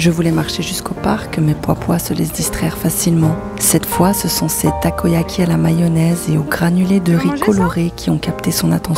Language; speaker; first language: French; native; French